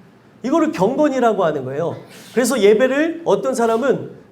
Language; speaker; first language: Korean; native; Korean